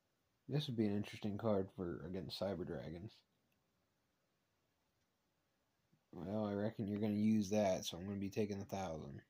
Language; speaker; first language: English; native; English